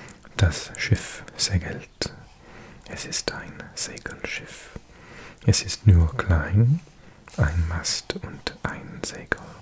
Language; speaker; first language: German; non-native, learner; English